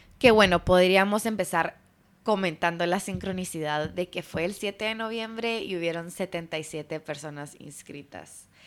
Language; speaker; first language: Spanish; early bilingual, heritage; Spanish